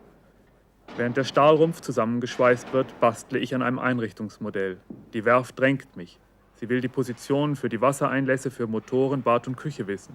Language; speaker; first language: German; native; German